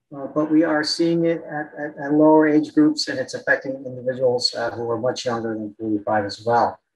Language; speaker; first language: English; native; English